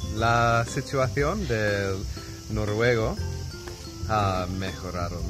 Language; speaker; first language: Spanish; non-native, learner; English